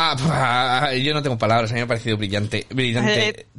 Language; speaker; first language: Spanish; native; Spanish